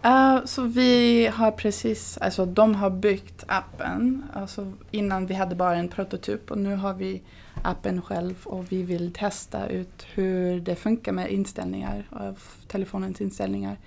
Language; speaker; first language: Swedish; non-native, fluent; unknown